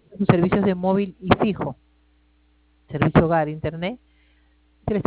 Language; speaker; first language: Spanish; native; Spanish